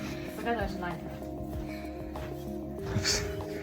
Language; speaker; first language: Russian; native; Russian